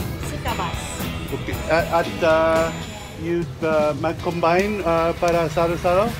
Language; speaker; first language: Filipino; non-native, learner; English